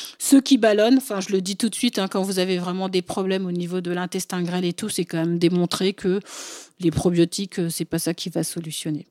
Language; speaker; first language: French; early bilingual, other home language; Bambara